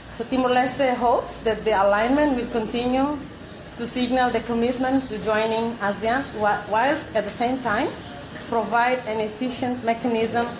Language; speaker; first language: English; non-native, fluent; Tetum